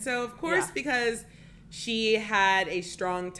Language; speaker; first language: English; native; English